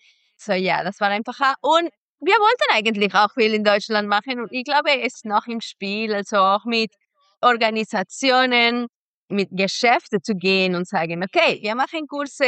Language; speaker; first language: German; non-native, fluent; Spanish